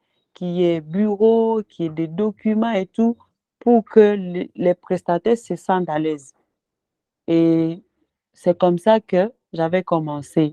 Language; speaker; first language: French; non-native, local second language; Swahili